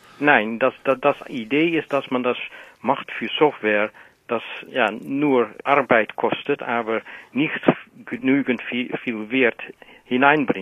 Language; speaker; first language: German; non-native, learner; Dutch